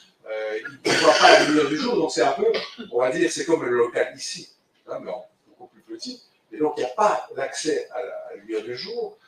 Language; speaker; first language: French; native; French